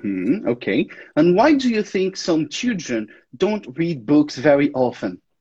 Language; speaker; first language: English; non-native, fluent; Portuguese